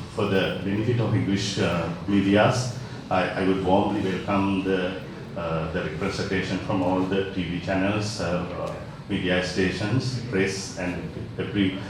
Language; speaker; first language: English; non-native, local second language; Sinhala